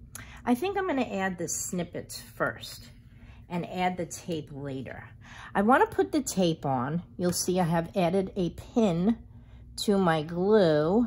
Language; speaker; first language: English; native; English